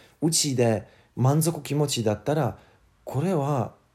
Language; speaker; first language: Japanese; non-native, learner; English